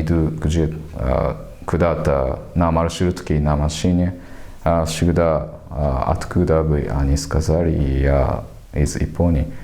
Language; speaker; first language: Russian; non-native, learner; Japanese